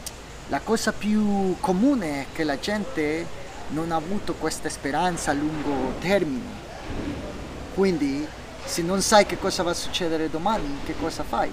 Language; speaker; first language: Italian; non-native, fluent; Spanish